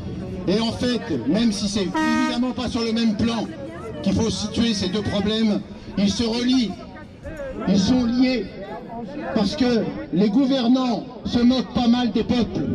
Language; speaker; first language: French; native; French